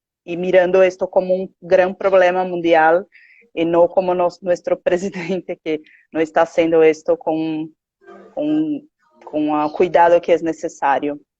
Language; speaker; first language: Spanish; non-native, learner; Portuguese